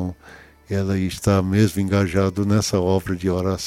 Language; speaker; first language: Portuguese; early bilingual, other home language; English